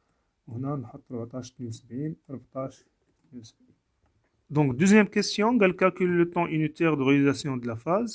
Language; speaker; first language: French; non-native, local second language; Arabic